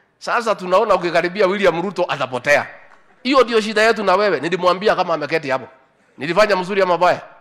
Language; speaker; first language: Swahili; non-native, local second language; Kikuyu